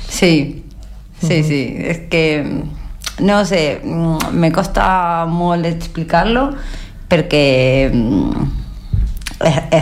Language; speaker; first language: Catalan; non-native, learner; Spanish